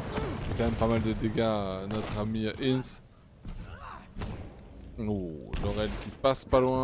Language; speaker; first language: French; native; French